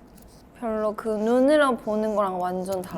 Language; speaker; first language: Korean; non-native, fluent; Chinese